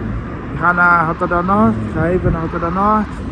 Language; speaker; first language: Dutch; non-native, learner; Portuguese